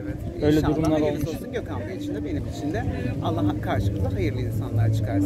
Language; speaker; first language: Turkish; native; Turkish